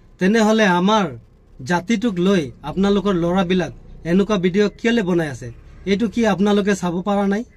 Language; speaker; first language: Assamese; non-native, local second language; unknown